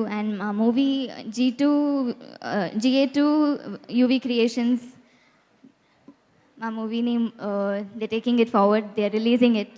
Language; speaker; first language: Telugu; non-native, learner; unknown